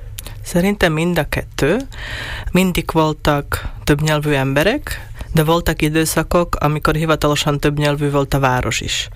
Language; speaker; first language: Hungarian; non-native, local second language; Slovak